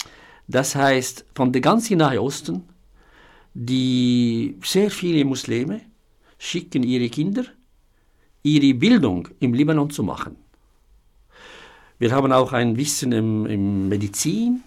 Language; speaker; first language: German; non-native, fluent; Arabic